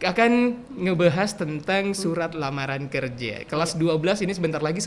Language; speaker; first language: Indonesian; native; Indonesian